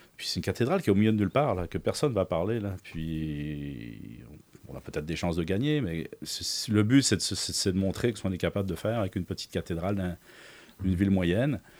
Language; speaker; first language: French; native; French